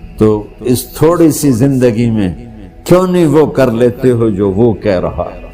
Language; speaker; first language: Urdu; non-native, local second language; Punjabi